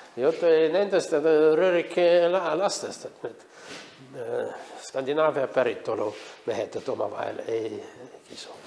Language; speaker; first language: Estonian; non-native, local second language; Russian